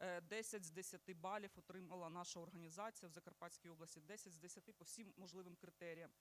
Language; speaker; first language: Ukrainian; native; Ukrainian